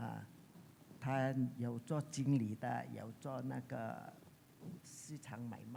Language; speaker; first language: Chinese; early bilingual, heritage; Chinese